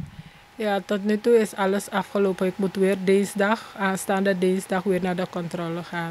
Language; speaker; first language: Dutch; non-native, local second language; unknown